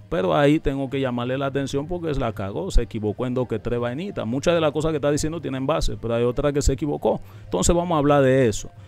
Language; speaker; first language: Spanish; non-native, local second language; English